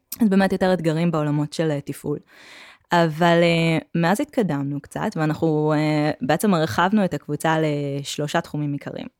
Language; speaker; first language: Hebrew; native; Hebrew